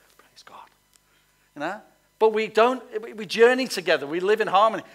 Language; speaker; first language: English; native; English